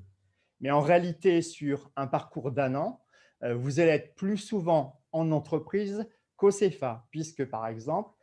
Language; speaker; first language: French; native; French